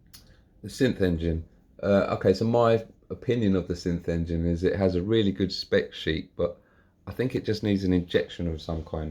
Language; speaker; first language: English; native; English